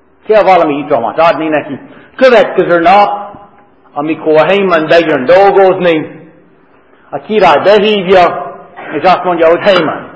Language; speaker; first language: Hungarian; non-native, fluent; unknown